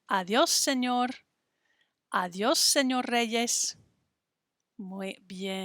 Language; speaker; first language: Spanish; non-native, fluent; English